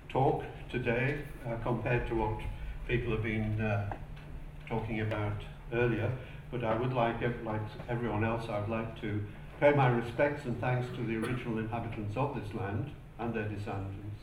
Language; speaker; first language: English; native; English